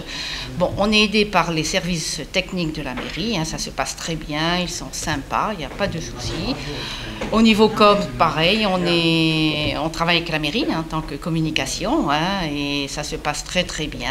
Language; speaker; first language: French; native; French